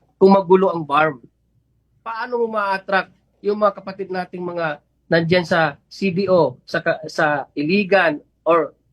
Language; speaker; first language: Filipino; non-native, local second language; Maguindanaon